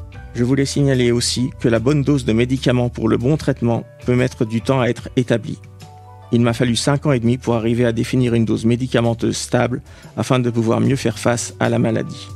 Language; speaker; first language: French; native; French